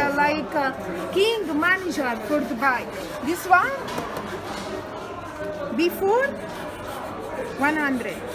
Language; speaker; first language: English; non-native, learner; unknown